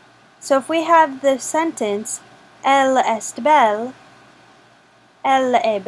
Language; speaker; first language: French; non-native, fluent; English